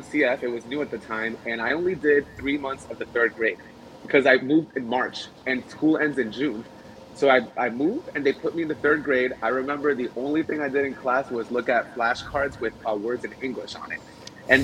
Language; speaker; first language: English; early bilingual, other home language; Spanish